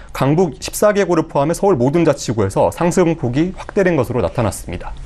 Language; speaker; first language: Korean; native; Korean